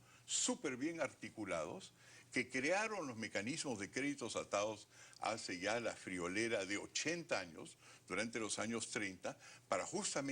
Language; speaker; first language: Spanish; native; Spanish